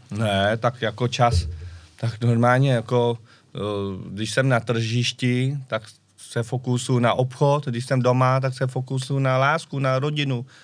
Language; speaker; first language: Czech; early bilingual, other home language; Vietnamese